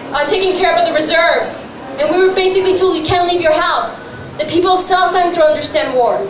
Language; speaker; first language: English; native; English